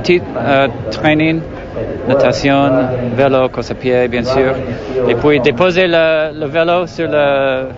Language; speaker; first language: French; non-native, learner; English